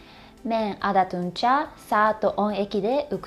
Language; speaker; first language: Kyrgyz; non-native, learner; Japanese